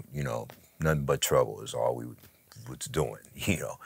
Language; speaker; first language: English; native; English